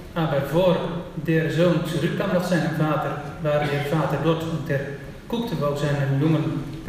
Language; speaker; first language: German; non-native, fluent; Dutch